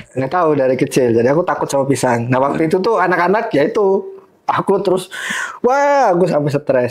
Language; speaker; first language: Indonesian; native; Indonesian